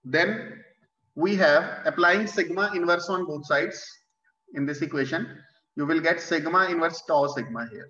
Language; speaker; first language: English; non-native, local second language; Punjabi